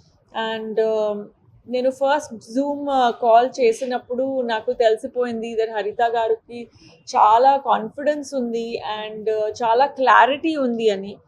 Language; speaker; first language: Telugu; non-native, local second language; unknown